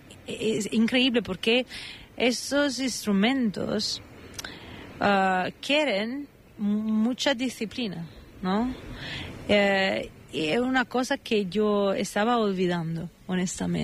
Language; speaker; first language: Spanish; non-native, fluent; Italian